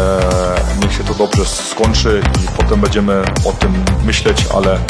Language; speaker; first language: Polish; early bilingual, heritage; German